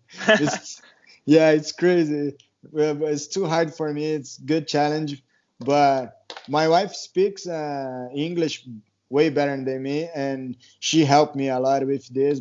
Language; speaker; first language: English; non-native, learner; Portuguese